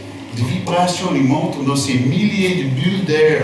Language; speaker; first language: French; non-native, fluent; English